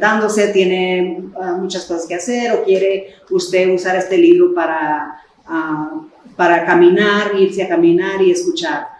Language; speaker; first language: Spanish; early bilingual, other home language; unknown